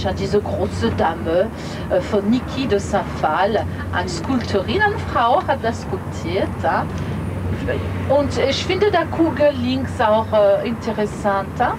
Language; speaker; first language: German; non-native, fluent; French